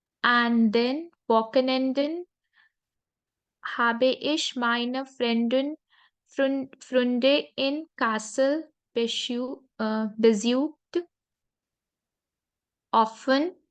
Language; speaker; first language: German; non-native, learner; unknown